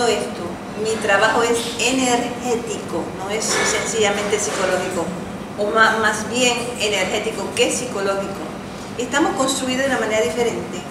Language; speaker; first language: Spanish; early bilingual, heritage; Spanish